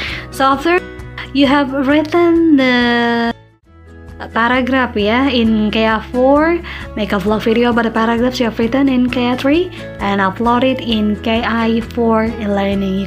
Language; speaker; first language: English; non-native, fluent; Indonesian